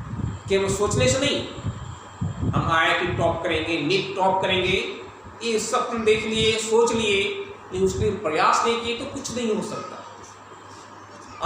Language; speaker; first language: Hindi; native; Hindi